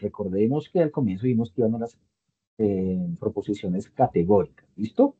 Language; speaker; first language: Spanish; native; Spanish